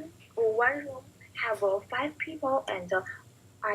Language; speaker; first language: English; non-native, learner; Chinese